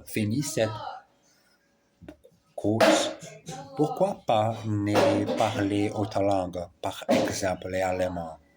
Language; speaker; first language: French; non-native, learner; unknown